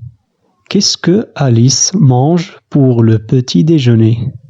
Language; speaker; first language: French; non-native, fluent; Arabic